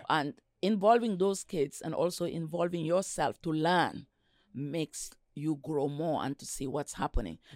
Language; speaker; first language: English; non-native, local second language; Wolof